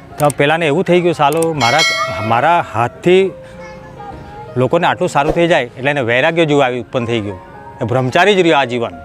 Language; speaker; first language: Gujarati; native; Gujarati